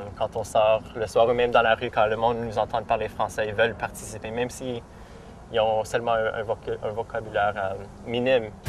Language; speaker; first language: French; native; French